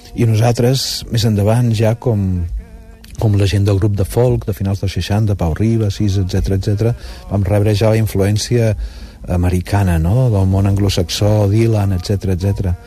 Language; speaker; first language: Catalan; native; Catalan